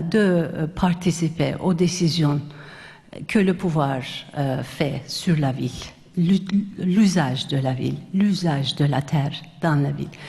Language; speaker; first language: French; non-native, fluent; Turkish